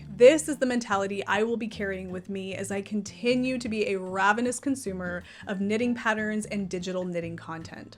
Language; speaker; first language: English; native; English